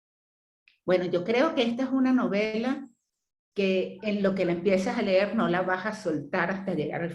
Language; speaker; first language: Spanish; native; Spanish